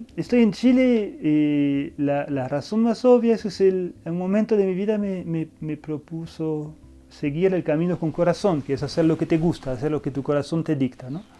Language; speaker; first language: Spanish; non-native, fluent; French